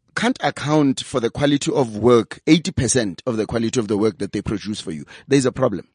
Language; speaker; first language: English; non-native, local second language; Zulu